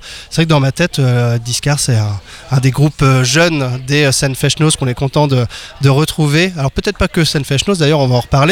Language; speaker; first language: French; native; French